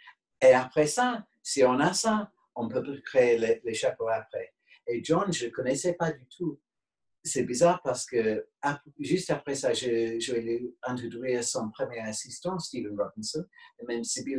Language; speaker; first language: French; non-native, fluent; English